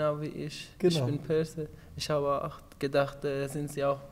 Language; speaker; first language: German; non-native, learner; Persian